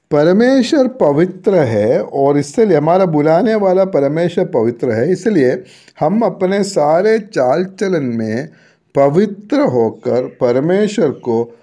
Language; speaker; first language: Hindi; non-native, local second language; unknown